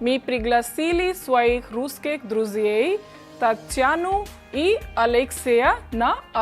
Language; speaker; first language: Russian; non-native, fluent; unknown